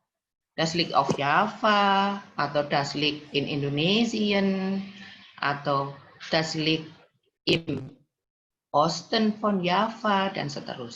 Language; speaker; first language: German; non-native, fluent; Indonesian